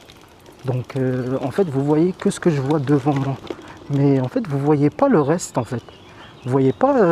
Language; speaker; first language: French; native; French